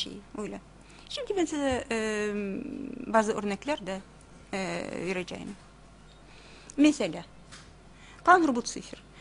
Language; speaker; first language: Turkish; non-native, fluent; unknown